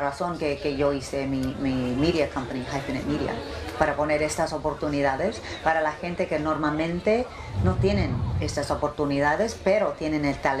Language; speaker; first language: Spanish; early bilingual, heritage; English